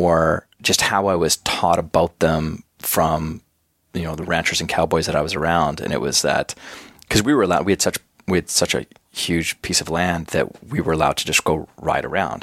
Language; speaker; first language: English; native; English